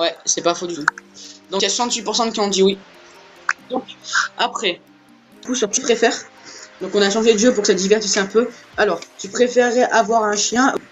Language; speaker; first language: French; native; French